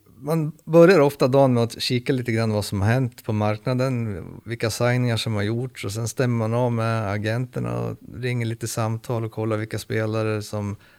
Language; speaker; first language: Swedish; native; Swedish